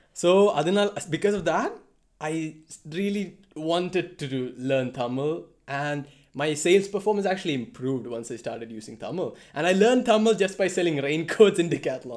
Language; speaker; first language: English; non-native, local second language; Malayalam